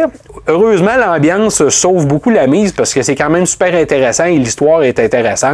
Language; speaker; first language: French; native; French